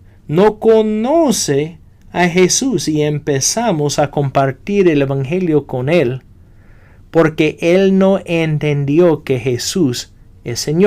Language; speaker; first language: Spanish; non-native, fluent; English